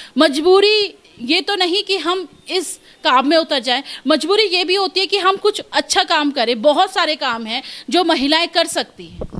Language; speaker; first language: Hindi; native; Hindi